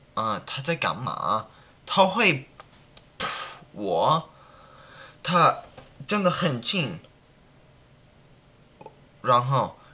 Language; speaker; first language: Chinese; non-native, learner; English